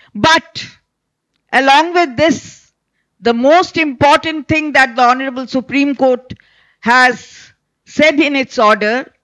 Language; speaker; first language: English; non-native, local second language; Bangla